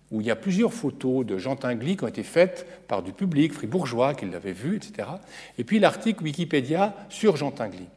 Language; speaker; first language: French; native; French